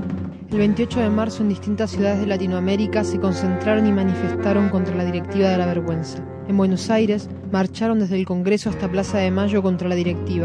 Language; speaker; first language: Spanish; native; Spanish